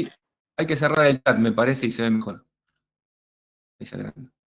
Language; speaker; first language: Spanish; native; Spanish